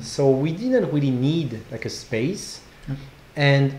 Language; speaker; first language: English; non-native, fluent; French